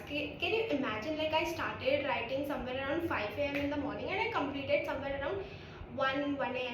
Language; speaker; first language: English; non-native, local second language; Hindi